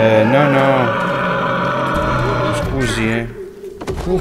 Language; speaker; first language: Italian; native; Italian